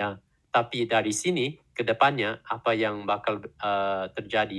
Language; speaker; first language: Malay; non-native, learner; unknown